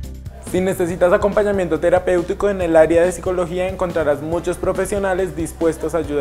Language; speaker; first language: Spanish; native; Spanish